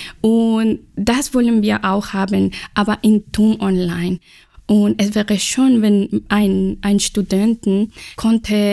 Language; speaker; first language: German; non-native, learner; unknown